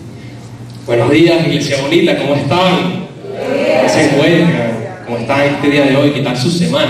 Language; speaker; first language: Spanish; native; Spanish